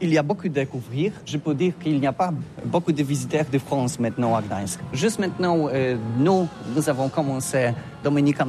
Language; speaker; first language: French; non-native, learner; Polish